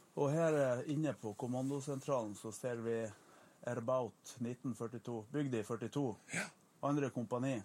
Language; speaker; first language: Norwegian; native; Norwegian